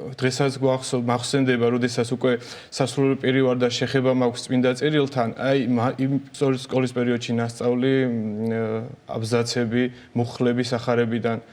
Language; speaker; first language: Georgian; native; Georgian